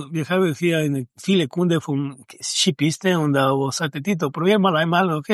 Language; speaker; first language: German; non-native, learner; Spanish